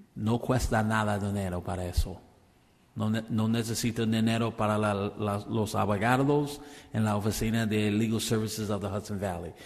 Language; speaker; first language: Spanish; non-native, learner; English